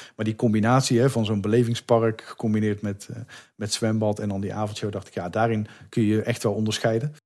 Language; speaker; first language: Dutch; native; Dutch